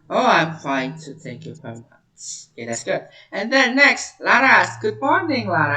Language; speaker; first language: English; non-native, learner; Indonesian